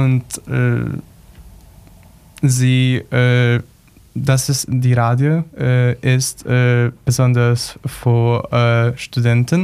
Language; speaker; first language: German; non-native, learner; Polish